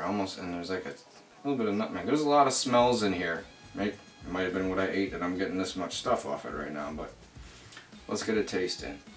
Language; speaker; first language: English; native; English